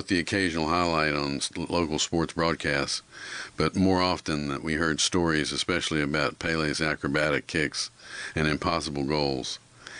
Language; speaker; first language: English; native; English